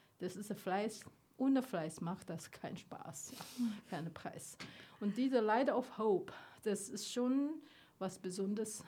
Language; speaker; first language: German; non-native, learner; Chinese